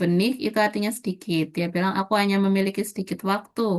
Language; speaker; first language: Indonesian; native; Indonesian